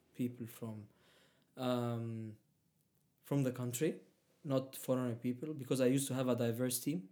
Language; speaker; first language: English; non-native, fluent; Arabic